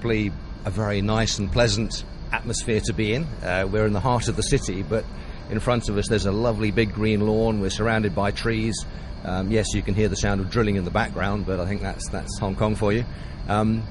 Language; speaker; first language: English; native; English